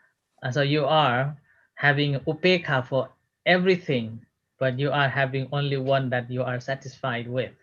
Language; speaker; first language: English; non-native, fluent; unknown